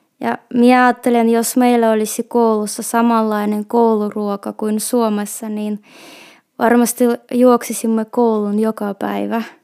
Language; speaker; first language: Finnish; non-native, fluent; Russian